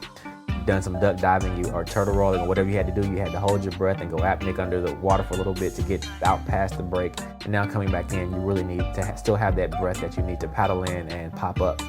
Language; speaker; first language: English; native; English